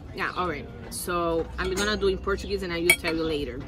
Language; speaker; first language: English; non-native, learner; Portuguese